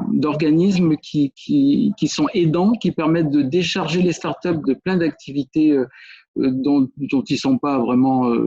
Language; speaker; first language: French; native; French